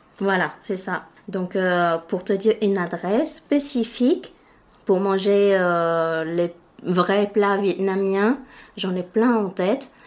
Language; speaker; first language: French; non-native, fluent; Vietnamese